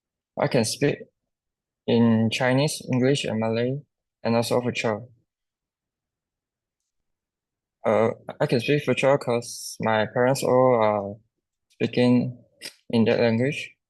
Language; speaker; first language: English; non-native, local second language; Chinese